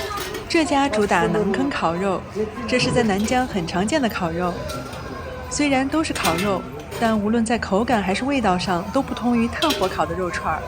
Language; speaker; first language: Chinese; native; Chinese